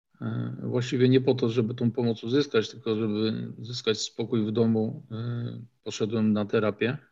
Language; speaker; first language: Polish; native; Polish